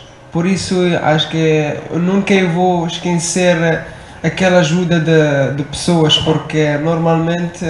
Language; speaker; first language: Portuguese; non-native, learner; Arabic